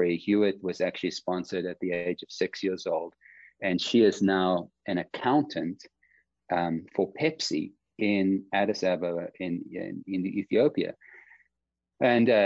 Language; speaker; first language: English; native; English